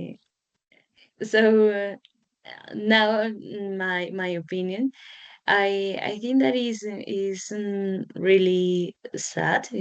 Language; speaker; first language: English; non-native, learner; Spanish